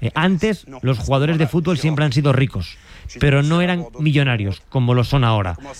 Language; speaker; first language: Spanish; native; Spanish